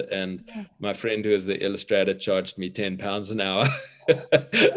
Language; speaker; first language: English; native; English